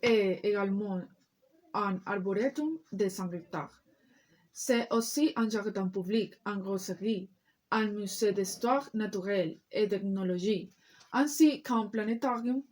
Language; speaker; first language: French; non-native, learner; Spanish